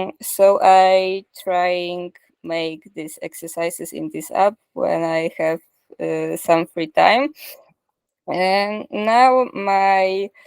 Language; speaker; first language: English; non-native, learner; Polish